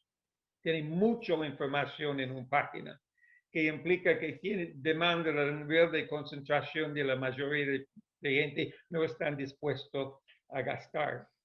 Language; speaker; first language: Spanish; non-native, fluent; English